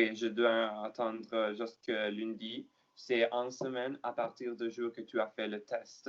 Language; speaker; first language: French; non-native, learner; Italian